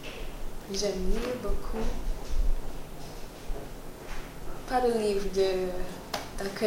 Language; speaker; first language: French; non-native, learner; English